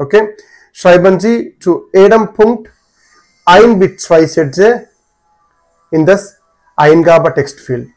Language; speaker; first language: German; non-native, fluent; Telugu